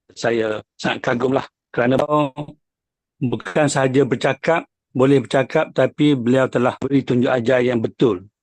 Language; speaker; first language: Malay; native; Malay